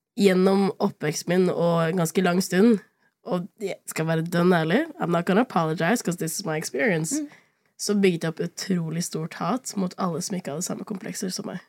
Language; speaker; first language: Norwegian; early bilingual, other home language; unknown